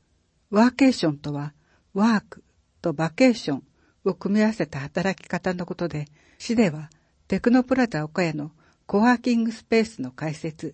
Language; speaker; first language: Japanese; native; Japanese